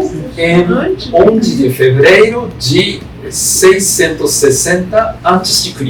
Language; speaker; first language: Portuguese; non-native, fluent; Japanese